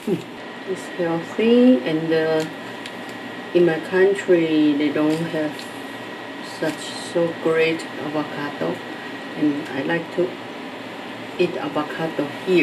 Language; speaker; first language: English; non-native, learner; Chinese